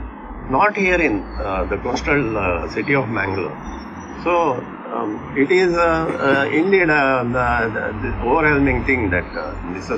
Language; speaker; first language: English; non-native, local second language; Konkani